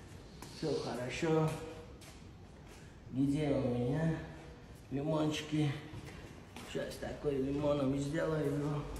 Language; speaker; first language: Russian; non-native, learner; Turkmen